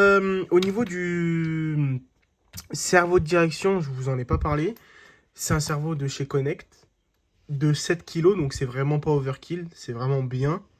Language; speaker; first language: French; native; French